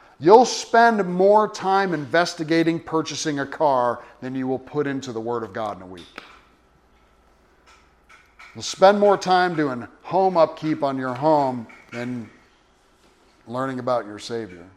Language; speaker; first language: English; native; English